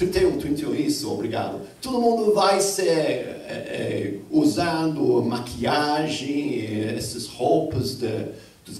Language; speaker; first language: Portuguese; non-native, fluent; English